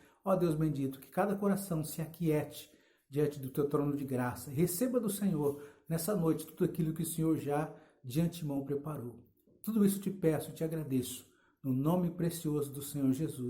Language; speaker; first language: Portuguese; native; Portuguese